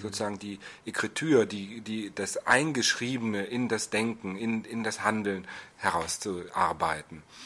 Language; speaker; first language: German; native; German